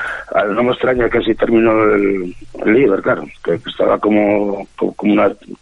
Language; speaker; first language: Spanish; native; Spanish